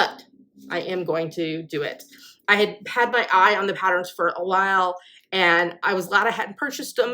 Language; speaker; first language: English; native; English